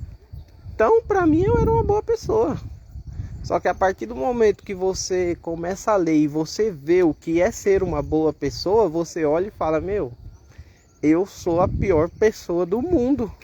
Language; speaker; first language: Portuguese; native; Portuguese